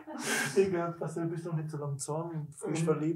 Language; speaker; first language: German; native; German